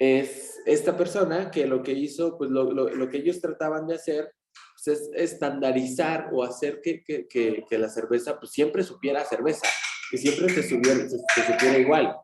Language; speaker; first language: Spanish; native; Spanish